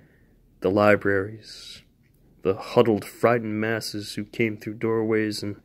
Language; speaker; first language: English; native; English